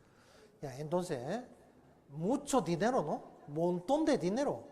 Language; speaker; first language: Spanish; non-native, learner; Korean